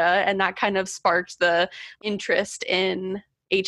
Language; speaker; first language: English; native; English